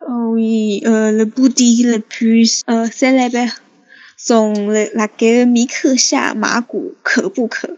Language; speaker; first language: French; non-native, learner; Chinese